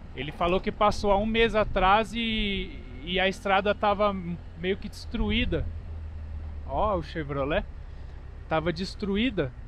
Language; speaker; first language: Portuguese; native; Portuguese